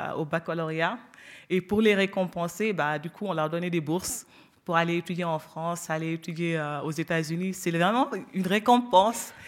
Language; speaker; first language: French; non-native, local second language; Wolof